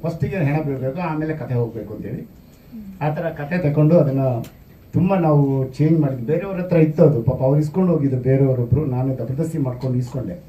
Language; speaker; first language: Kannada; non-native, local second language; Kodava